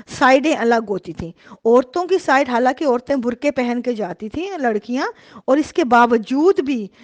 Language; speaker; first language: Urdu; native; Urdu